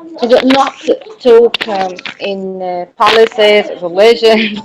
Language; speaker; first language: English; non-native, learner; Arabic